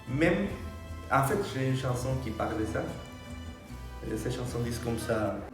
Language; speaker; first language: French; non-native, fluent; Spanish